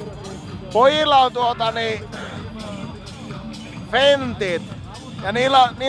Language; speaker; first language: Finnish; native; Finnish